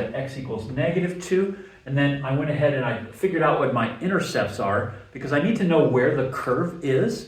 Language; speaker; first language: English; native; English